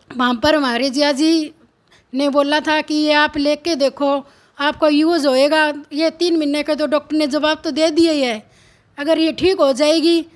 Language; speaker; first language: Hindi; native; Hindi